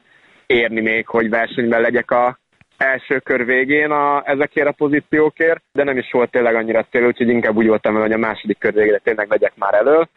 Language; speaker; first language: Hungarian; native; Hungarian